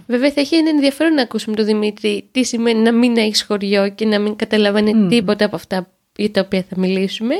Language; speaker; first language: Greek; native; Greek